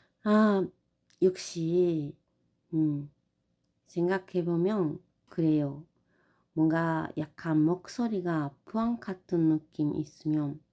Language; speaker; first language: Korean; non-native, learner; Japanese